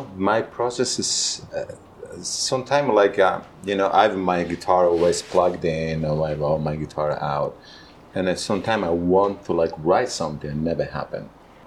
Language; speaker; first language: English; non-native, learner; Italian